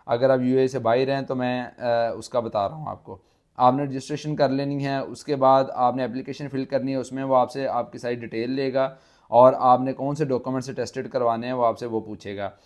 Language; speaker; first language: Urdu; non-native, local second language; Punjabi